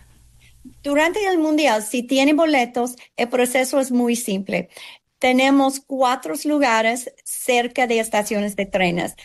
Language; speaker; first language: Spanish; non-native, fluent; English